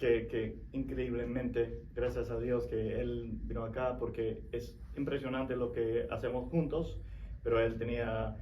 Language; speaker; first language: Spanish; non-native, fluent; English